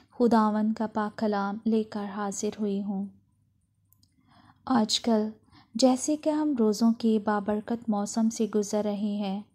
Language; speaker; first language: Urdu; non-native, local second language; Punjabi